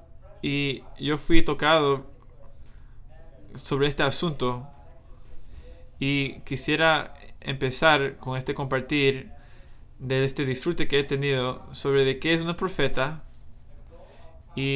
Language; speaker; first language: Spanish; non-native, fluent; English